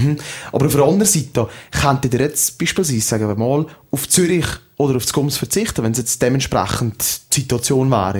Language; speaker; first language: German; native; German